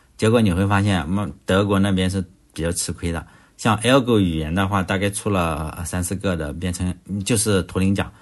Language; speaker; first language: Chinese; native; Chinese